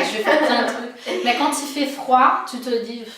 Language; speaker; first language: French; non-native, fluent; Portuguese